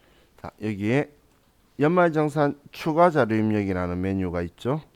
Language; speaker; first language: Korean; native; Korean